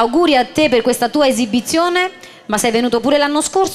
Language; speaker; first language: Italian; native; Italian